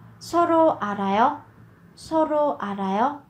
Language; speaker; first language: Korean; non-native, fluent; Vietnamese